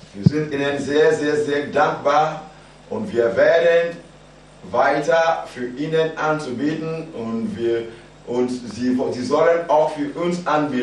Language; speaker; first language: German; non-native, fluent; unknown